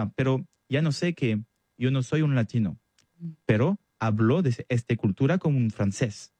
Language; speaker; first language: Spanish; non-native, learner; French